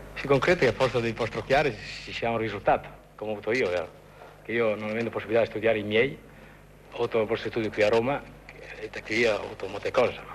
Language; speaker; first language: Italian; native; Italian